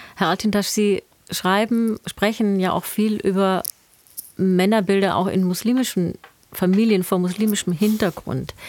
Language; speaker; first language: German; native; German